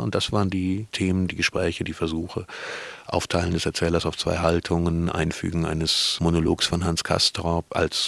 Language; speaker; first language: German; native; German